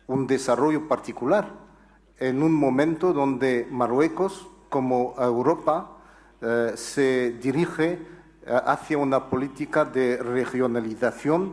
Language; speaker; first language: Spanish; non-native, fluent; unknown